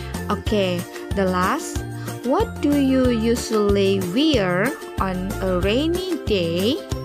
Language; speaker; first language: English; non-native, fluent; Indonesian